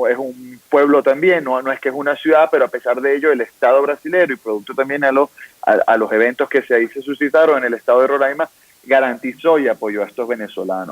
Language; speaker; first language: Spanish; native; Spanish